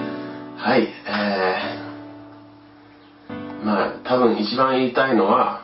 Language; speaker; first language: Japanese; early bilingual, other home language; English